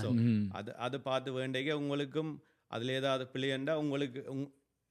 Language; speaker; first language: Tamil; early bilingual, other home language; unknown